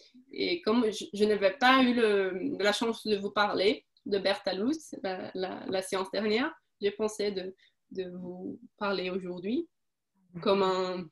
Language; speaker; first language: French; non-native, fluent; Portuguese